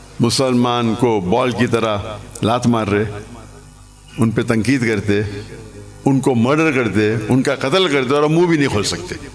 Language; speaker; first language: Urdu; non-native, local second language; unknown